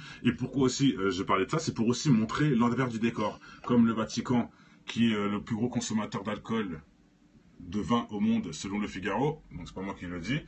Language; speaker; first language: French; native; French